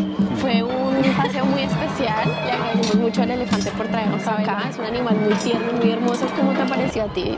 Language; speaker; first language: Spanish; native; Spanish